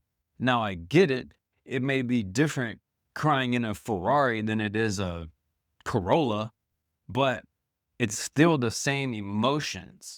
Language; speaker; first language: English; native; English